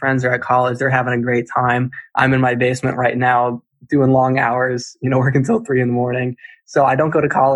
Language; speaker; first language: English; native; English